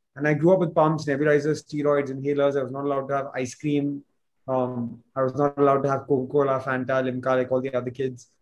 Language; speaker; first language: English; non-native, local second language; Hindi